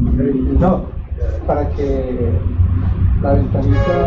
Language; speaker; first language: Spanish; native; Spanish